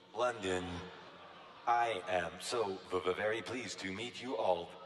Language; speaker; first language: English; native; English